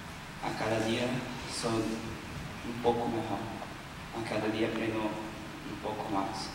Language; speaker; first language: Spanish; non-native, learner; Portuguese